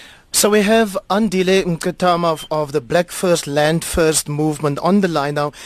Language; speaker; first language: English; non-native, local second language; Afrikaans